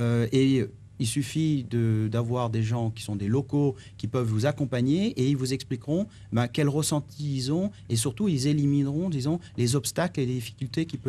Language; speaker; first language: French; native; French